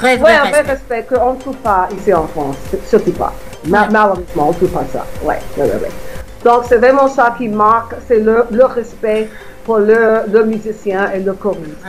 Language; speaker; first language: French; non-native, fluent; English